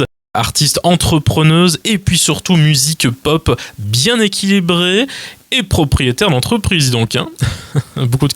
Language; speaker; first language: French; native; French